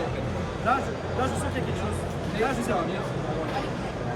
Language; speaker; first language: French; native; French